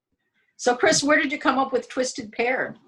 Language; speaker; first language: English; native; English